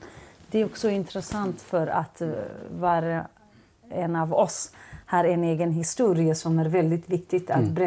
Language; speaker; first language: Swedish; non-native, fluent; Kurdish